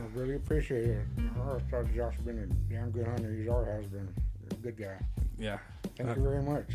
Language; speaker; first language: English; native; English